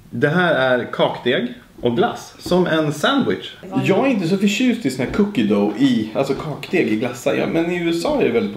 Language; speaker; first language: Swedish; native; Swedish